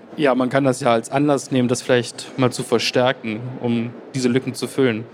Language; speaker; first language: German; native; German